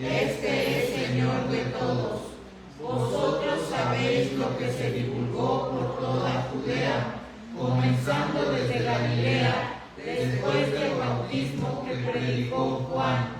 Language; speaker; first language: Spanish; native; Spanish